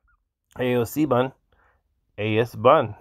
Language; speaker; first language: Spanish; non-native, learner; English